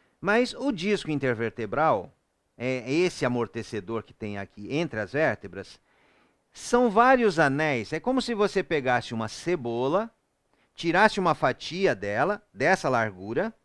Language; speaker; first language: Portuguese; native; Portuguese